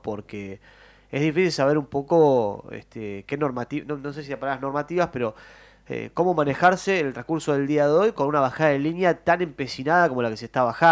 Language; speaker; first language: Spanish; native; Spanish